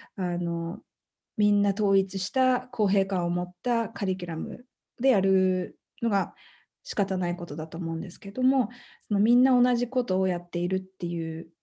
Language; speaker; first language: Japanese; native; Japanese